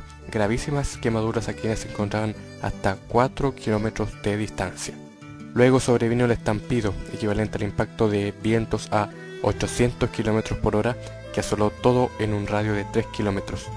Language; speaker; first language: Spanish; native; Spanish